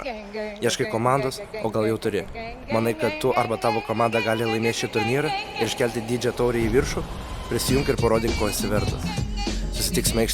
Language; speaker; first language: Lithuanian; native; Lithuanian